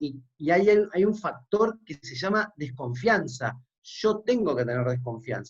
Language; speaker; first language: Spanish; native; Spanish